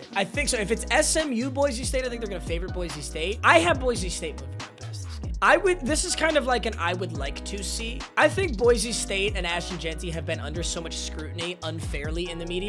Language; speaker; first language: English; native; English